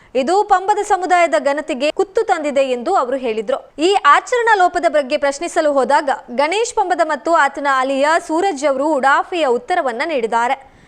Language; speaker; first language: Kannada; native; Kannada